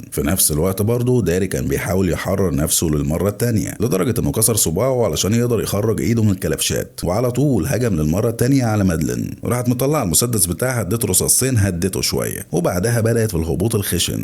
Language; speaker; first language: Arabic; native; Arabic